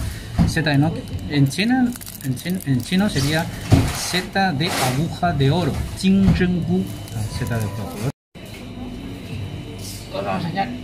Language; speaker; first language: Spanish; non-native, fluent; Chinese